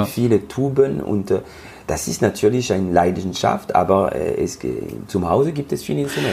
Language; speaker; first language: German; non-native, learner; French